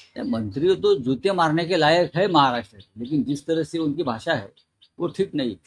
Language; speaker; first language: Hindi; non-native, local second language; Marathi